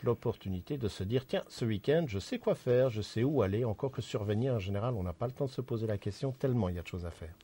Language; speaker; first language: French; native; French